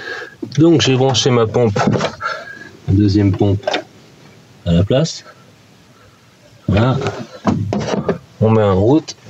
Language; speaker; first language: French; native; French